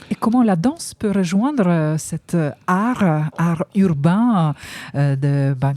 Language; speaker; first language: French; native; French